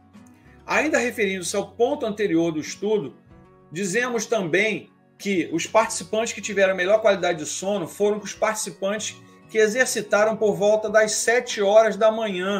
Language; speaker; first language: Portuguese; native; Portuguese